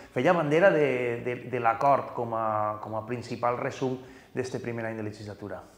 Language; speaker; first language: Catalan; native; Catalan